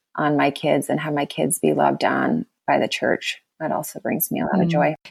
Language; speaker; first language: English; native; English